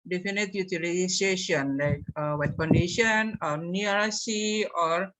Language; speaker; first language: English; non-native, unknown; Indonesian